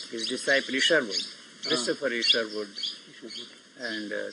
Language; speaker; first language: English; non-native, local second language; Telugu